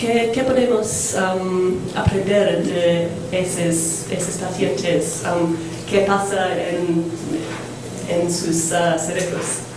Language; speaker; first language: Spanish; non-native, fluent; English